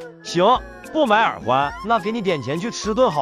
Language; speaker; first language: Chinese; native; Chinese